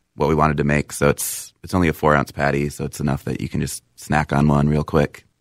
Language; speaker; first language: English; native; English